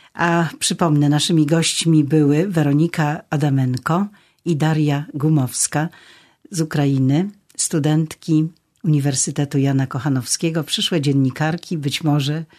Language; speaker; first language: Polish; native; Polish